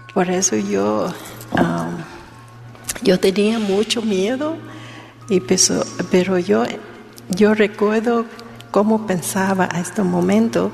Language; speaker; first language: Spanish; non-native, learner; Vietnamese